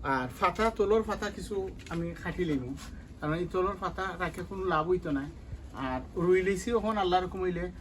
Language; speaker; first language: Bangla; non-native, local second language; Sylheti